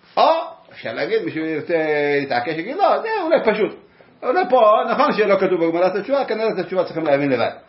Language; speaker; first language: Hebrew; native; Hebrew